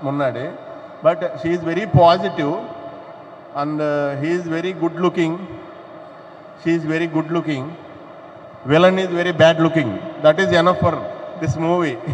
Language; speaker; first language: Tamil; non-native, learner; Telugu